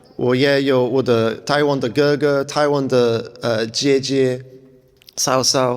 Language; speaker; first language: Chinese; non-native, learner; English